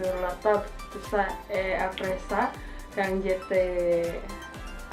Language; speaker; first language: French; non-native, learner; Indonesian